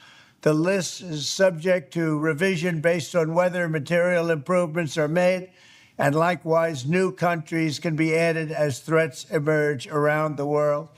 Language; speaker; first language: English; native; English